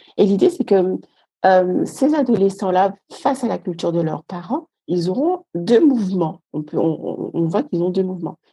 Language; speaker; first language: French; native; French